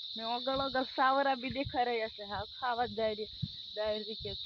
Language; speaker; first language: Gujarati; non-native, local second language; Rathawi